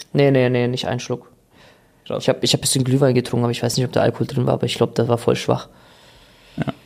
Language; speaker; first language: German; native; German